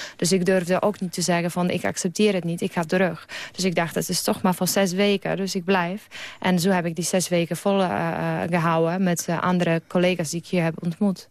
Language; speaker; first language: Dutch; non-native, fluent; Polish